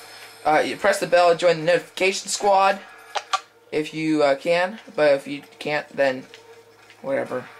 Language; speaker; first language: English; native; English